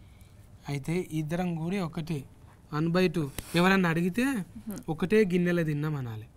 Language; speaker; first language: Telugu; native; Telugu